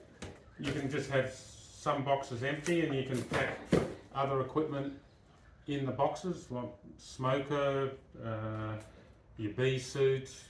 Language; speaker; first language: English; native; English